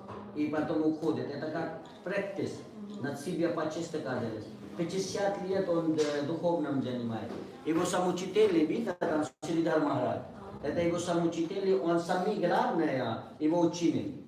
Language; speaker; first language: Russian; non-native, learner; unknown